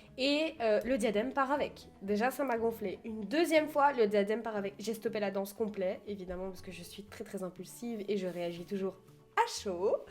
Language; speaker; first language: French; early bilingual, other home language; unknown